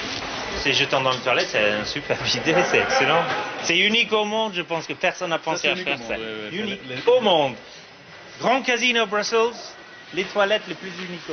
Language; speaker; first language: French; non-native, fluent; English